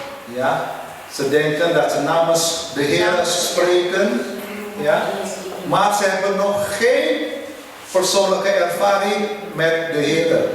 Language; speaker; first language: Dutch; non-native, fluent; Indonesian